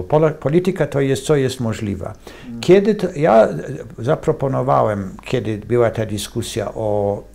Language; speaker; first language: Polish; non-native, fluent; English